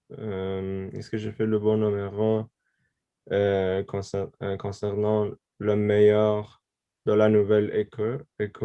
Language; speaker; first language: French; non-native, learner; Persian